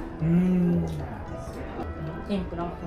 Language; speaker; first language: Japanese; native; Japanese